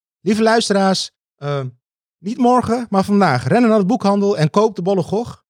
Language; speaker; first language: Dutch; early bilingual, other home language; Turkish